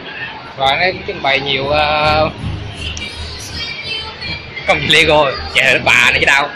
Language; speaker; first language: Vietnamese; early bilingual, heritage; Vietnamese